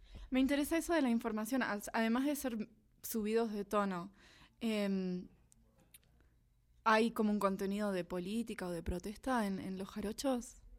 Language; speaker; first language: Spanish; native; Spanish